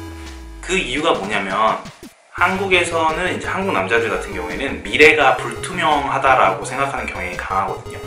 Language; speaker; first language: Korean; native; Korean